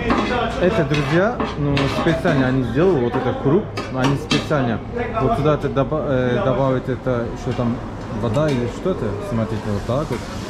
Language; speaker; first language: Russian; non-native, learner; Turkish